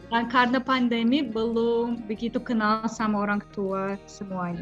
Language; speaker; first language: Indonesian; non-native, fluent; Russian